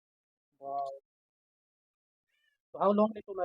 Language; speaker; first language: English; non-native, learner; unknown